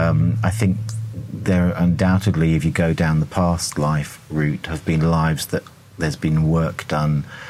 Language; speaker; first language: English; native; English